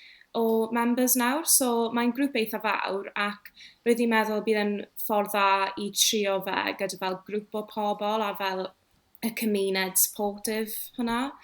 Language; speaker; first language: Welsh; non-native, local second language; English